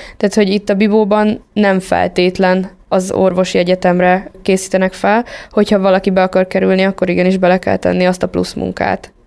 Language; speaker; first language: Hungarian; native; Hungarian